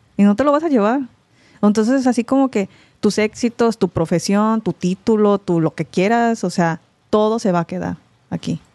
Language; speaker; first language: Spanish; early bilingual, other home language; Korean